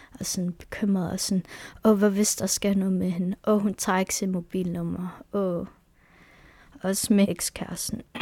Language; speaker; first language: Danish; non-native, local second language; Kalaallisut